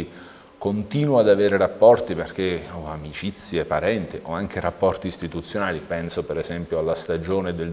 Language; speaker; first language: Italian; native; Italian